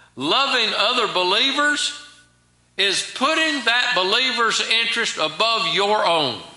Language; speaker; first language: English; native; English